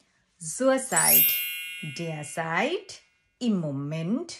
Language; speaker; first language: German; non-native, fluent; Thai